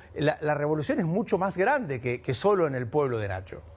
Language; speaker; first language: Spanish; native; Spanish